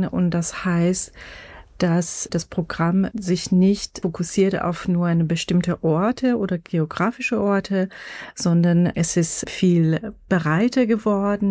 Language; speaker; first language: German; non-native, fluent; Persian